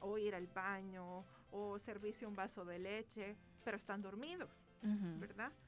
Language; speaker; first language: Spanish; native; Spanish